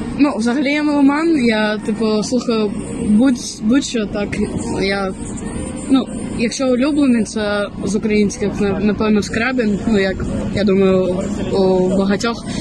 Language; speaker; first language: Ukrainian; non-native, local second language; Russian